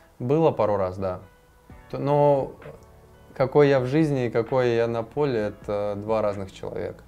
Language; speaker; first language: Russian; native; Russian